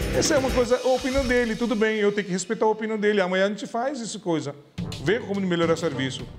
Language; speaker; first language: Portuguese; non-native, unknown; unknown